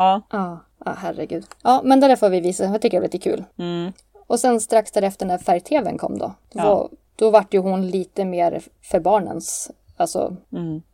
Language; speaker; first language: Swedish; native; Swedish